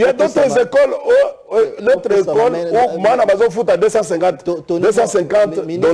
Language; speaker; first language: French; non-native, local second language; Lingala